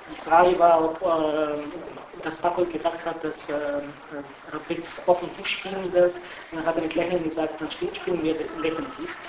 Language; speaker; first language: German; non-native, fluent; Bulgarian